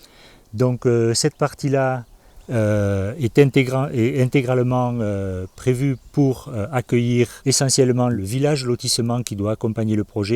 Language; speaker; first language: French; native; French